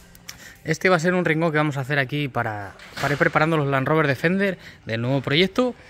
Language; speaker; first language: Spanish; native; Spanish